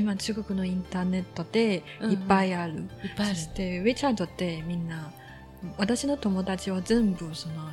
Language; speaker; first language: Japanese; non-native, learner; Chinese